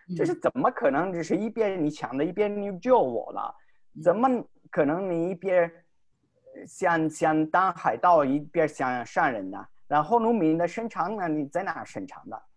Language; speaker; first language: Chinese; non-native, fluent; Italian